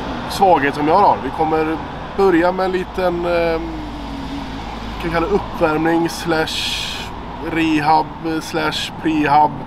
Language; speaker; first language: Swedish; native; Swedish